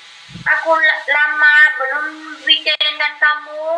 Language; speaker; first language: Indonesian; non-native, learner; Vietnamese